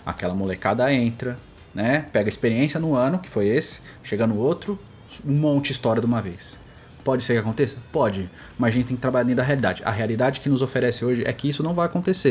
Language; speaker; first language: Portuguese; native; Portuguese